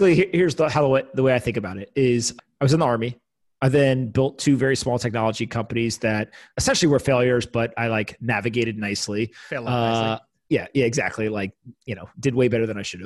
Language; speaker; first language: English; native; English